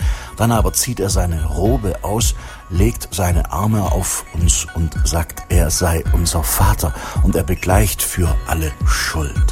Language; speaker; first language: German; native; German